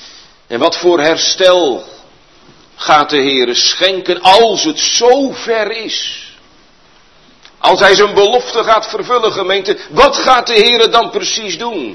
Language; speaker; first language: Dutch; native; Dutch